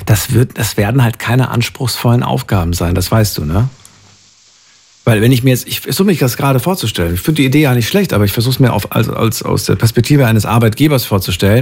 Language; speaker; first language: German; native; German